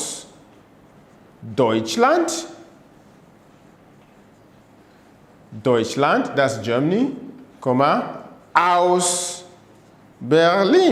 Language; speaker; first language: German; non-native, fluent; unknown